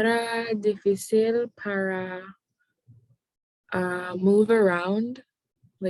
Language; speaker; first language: Spanish; non-native, learner; English